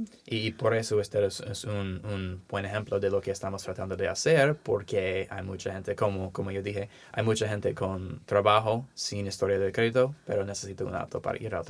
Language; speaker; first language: Spanish; non-native, learner; English